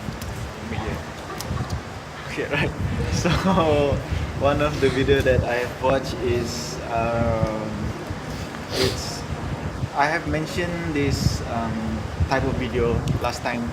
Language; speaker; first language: English; non-native, learner; Malay